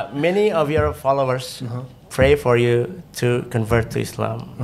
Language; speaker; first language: English; non-native, fluent; Indonesian